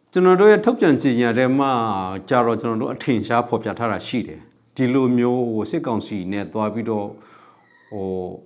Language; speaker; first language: Burmese; non-native, local second language; S'gaw Karen